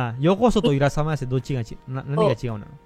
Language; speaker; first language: Japanese; non-native, fluent; Indonesian